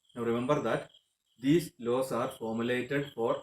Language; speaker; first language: English; non-native, local second language; Malayalam